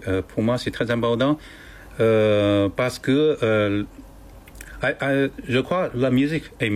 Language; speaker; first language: French; non-native, learner; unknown